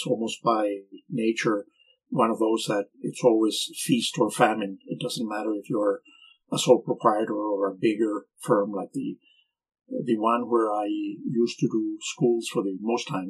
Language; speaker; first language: English; non-native, fluent; Spanish